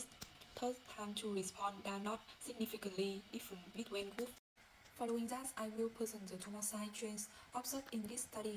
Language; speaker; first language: English; non-native, learner; Vietnamese